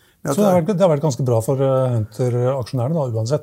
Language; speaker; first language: Norwegian; native; Norwegian